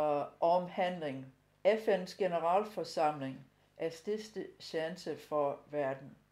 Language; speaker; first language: Danish; non-native, fluent; English